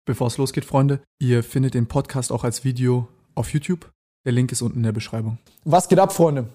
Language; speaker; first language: German; early bilingual, other home language; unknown